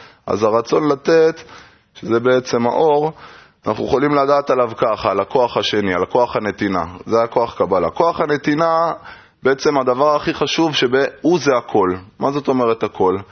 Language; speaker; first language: Hebrew; native; Hebrew